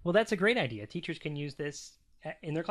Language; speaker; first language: English; native; English